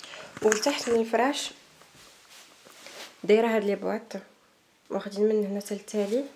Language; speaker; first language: Arabic; early bilingual, heritage; Arabic